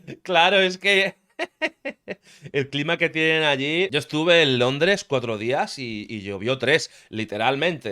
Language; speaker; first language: Spanish; native; Spanish